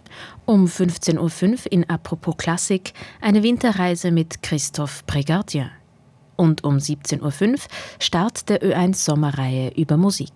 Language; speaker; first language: German; native; German